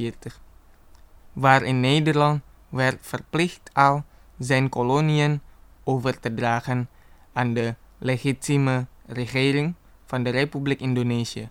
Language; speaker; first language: Dutch; non-native, fluent; Indonesian